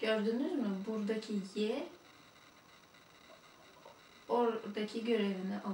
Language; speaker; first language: Turkish; non-native, fluent; Russian